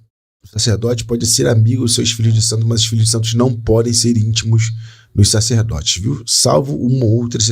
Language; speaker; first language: Portuguese; native; Portuguese